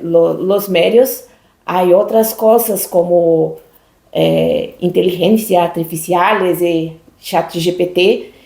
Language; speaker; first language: Spanish; non-native, learner; Portuguese